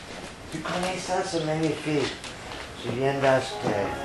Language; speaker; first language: French; non-native, fluent; English